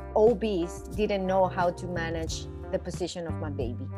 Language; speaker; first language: English; non-native, fluent; Spanish